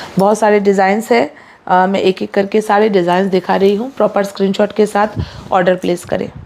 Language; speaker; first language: Hindi; non-native, local second language; Bangla